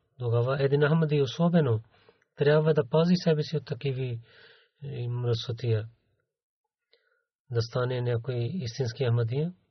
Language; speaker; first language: Bulgarian; non-native, learner; Urdu